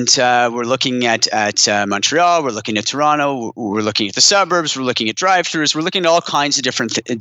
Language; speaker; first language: English; native; English